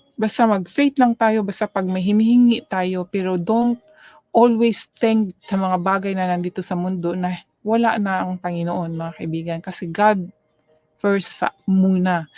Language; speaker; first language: Filipino; non-native, local second language; Cebuano